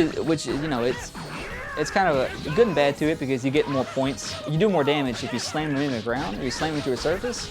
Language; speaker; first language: English; native; English